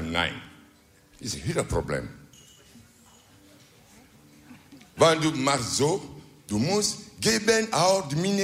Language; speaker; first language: Dutch; non-native, learner; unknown